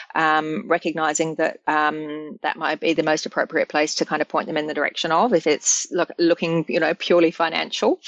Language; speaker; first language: English; native; English